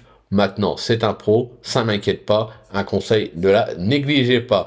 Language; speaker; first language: French; native; French